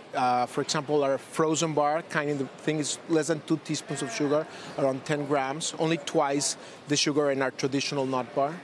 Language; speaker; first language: English; non-native, fluent; Spanish